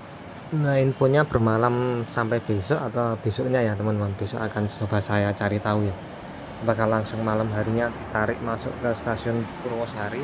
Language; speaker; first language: Indonesian; native; Indonesian